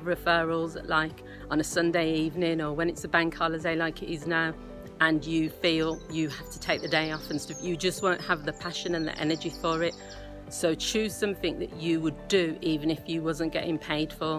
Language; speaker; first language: English; native; English